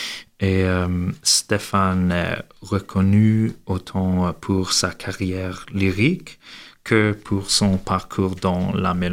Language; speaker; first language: French; non-native, learner; English